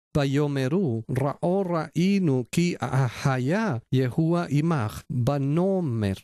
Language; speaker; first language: Hebrew; non-native, learner; Spanish